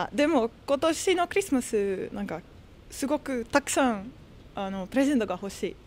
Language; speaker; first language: Japanese; non-native, fluent; Finnish